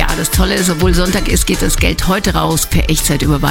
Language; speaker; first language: German; native; German